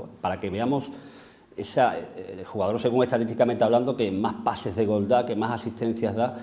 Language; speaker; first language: Spanish; native; Spanish